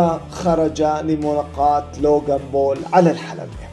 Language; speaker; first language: Arabic; native; Arabic